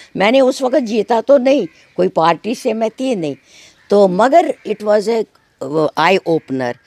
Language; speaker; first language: Urdu; non-native, local second language; Kashmiri